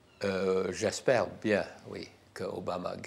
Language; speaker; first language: French; non-native, fluent; English